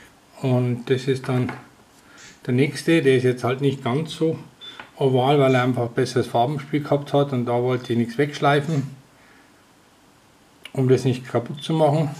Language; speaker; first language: German; native; German